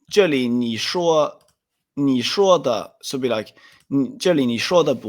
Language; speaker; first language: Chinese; non-native, fluent; Swedish